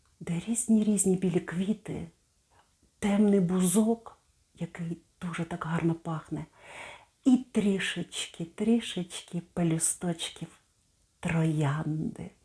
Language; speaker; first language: Ukrainian; native; Ukrainian